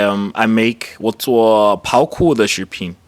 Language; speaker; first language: Chinese; non-native, learner; English